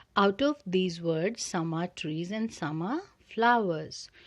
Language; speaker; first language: English; non-native, local second language; Punjabi